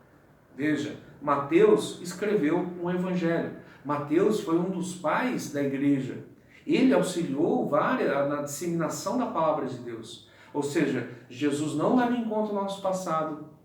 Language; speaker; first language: Portuguese; native; Portuguese